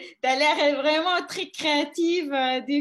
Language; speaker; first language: French; non-native, fluent; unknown